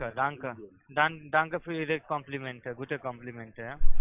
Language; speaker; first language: German; non-native, learner; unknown